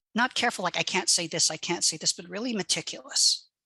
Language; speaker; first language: English; early bilingual, other home language; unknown